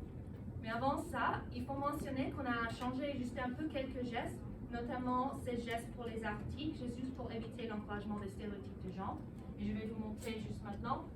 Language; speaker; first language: French; non-native, local second language; English